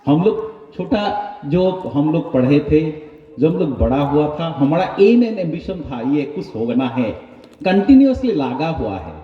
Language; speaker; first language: Hindi; non-native, local second language; Bangla